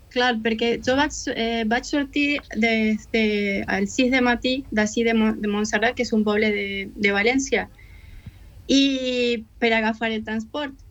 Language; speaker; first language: Catalan; non-native, fluent; Spanish